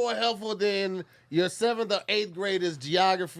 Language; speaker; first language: English; native; English